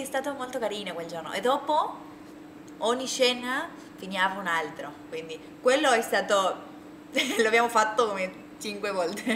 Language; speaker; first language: Italian; non-native, learner; Spanish